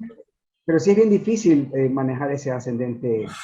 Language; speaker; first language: Spanish; native; Spanish